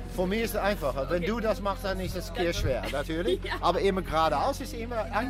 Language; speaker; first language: German; non-native, learner; Dutch